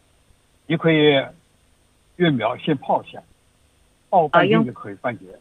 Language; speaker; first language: Chinese; native; Chinese